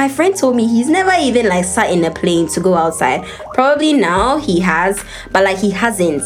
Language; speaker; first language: English; non-native, local second language; Akan